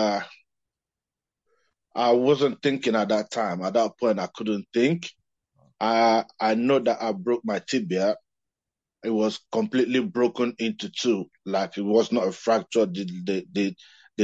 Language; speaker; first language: English; non-native, local second language; Igbo